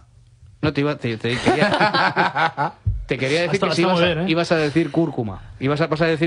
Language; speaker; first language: Spanish; native; Spanish